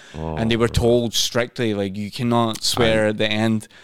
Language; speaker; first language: English; native; English